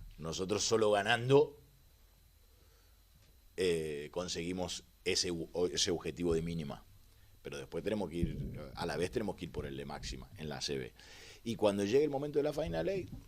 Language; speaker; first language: Spanish; native; Spanish